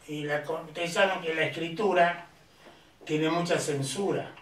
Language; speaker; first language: Spanish; native; Spanish